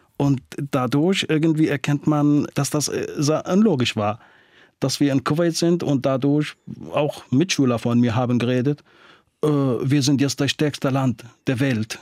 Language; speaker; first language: German; non-native, fluent; Arabic